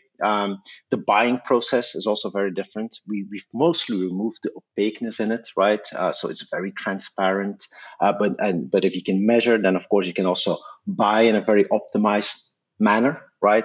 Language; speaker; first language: English; non-native, fluent; Dutch